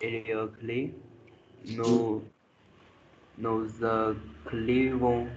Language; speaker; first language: French; non-native, learner; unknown